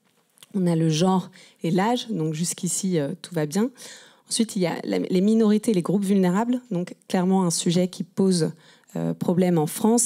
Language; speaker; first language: French; native; French